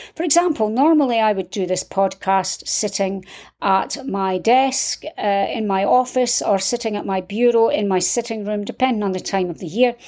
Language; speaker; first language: English; native; English